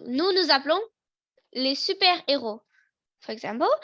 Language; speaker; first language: French; non-native, fluent; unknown